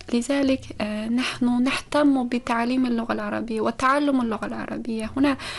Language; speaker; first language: Arabic; non-native, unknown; Uzbek